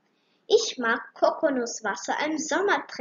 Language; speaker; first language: German; non-native, learner; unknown